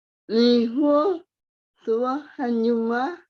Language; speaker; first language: Chinese; non-native, learner; Indonesian